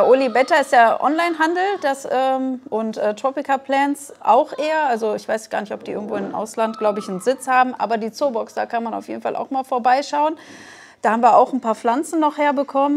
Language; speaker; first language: German; native; German